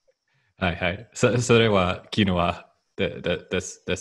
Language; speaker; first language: Japanese; non-native, learner; English